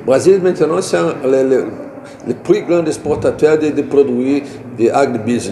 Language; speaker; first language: French; non-native, fluent; Portuguese